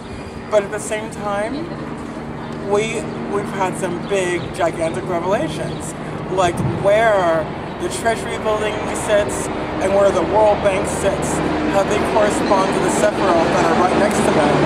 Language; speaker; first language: English; native; English